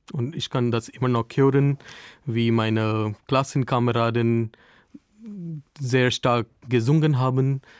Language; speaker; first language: German; non-native, learner; Hindi